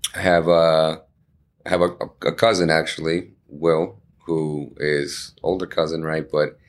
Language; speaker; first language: English; early bilingual, other home language; Spanish